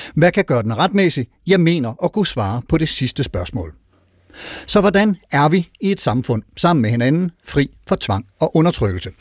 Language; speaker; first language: Danish; native; Danish